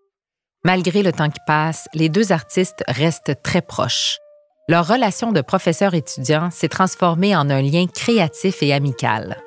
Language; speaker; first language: French; native; French